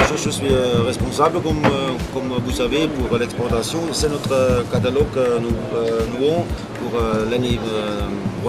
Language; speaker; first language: French; non-native, fluent; German